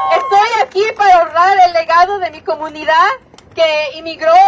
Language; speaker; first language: Spanish; early bilingual, other home language; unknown